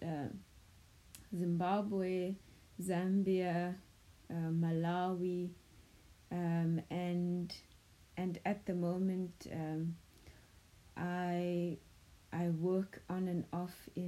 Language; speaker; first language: English; non-native, local second language; Northern Sotho